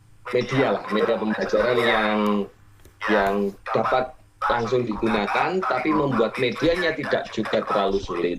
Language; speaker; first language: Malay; non-native, local second language; Javanese